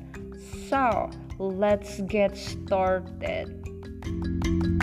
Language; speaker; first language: English; non-native, fluent; Indonesian